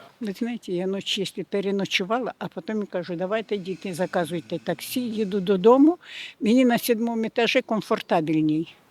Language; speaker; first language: Ukrainian; non-native, local second language; Russian